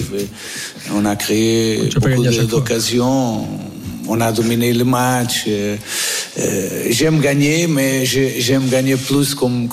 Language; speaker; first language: French; non-native, fluent; Portuguese